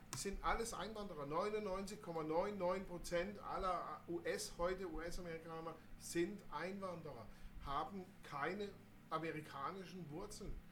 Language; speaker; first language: German; native; German